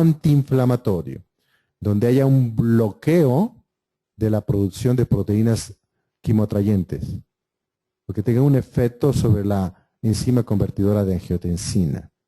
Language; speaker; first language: Spanish; native; Spanish